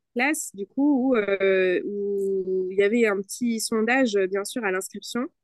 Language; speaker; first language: French; non-native, fluent; Spanish